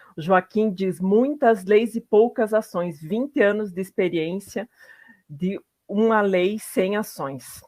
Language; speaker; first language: Portuguese; native; Portuguese